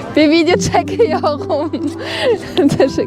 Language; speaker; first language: Turkish; non-native, learner; German